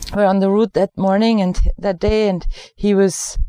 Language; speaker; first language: English; non-native, fluent; German